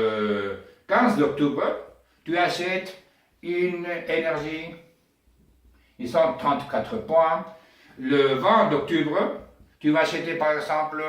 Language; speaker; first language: French; non-native, learner; Spanish